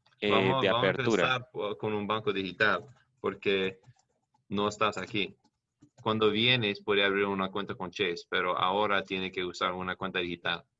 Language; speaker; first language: Spanish; non-native, learner; English